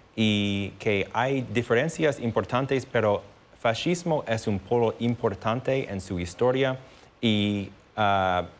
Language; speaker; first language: Spanish; non-native, fluent; English